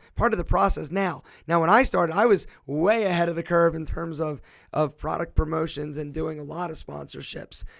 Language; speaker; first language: English; native; English